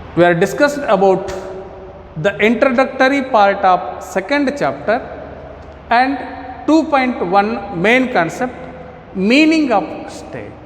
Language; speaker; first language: English; non-native, local second language; Kannada